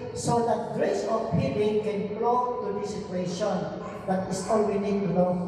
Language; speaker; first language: English; non-native, local second language; Filipino